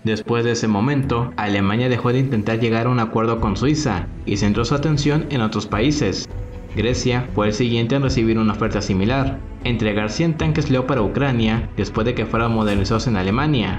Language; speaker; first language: Spanish; native; Spanish